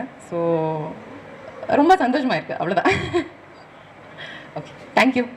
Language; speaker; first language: Tamil; non-native, learner; Kannada